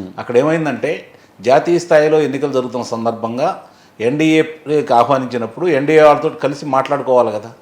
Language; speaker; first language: Telugu; native; Telugu